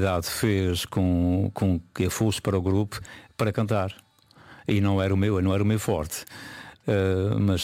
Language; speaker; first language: Portuguese; native; Portuguese